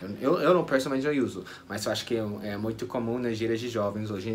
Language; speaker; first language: Portuguese; non-native, fluent; English